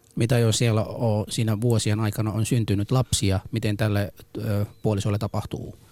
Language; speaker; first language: Finnish; early bilingual, other home language; Somali